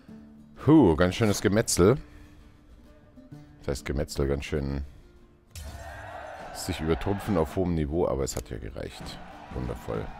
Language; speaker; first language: German; native; German